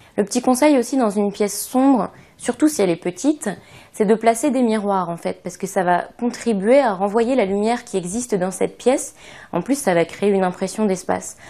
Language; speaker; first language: French; native; French